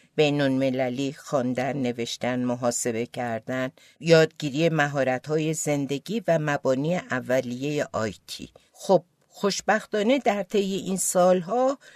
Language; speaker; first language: Persian; non-native, local second language; Azerbaijani